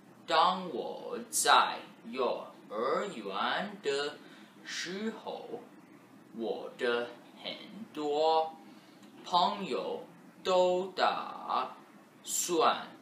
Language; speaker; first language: Chinese; non-native, learner; English